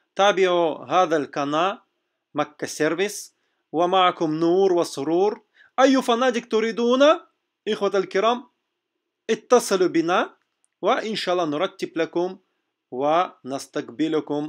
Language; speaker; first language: Arabic; non-native, fluent; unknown